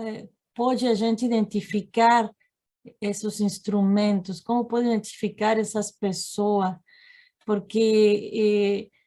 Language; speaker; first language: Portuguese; non-native, learner; Spanish